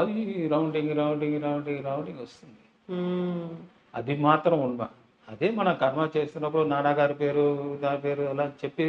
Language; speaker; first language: Telugu; non-native, learner; Tamil